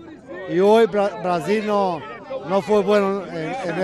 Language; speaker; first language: Spanish; non-native, local second language; Portuguese